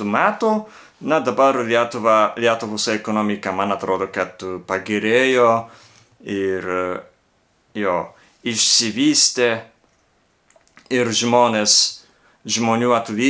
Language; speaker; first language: Lithuanian; non-native, learner; Japanese